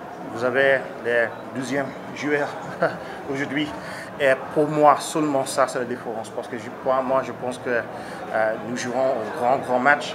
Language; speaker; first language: French; non-native, learner; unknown